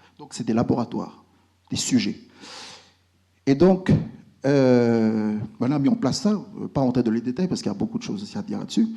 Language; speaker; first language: French; native; French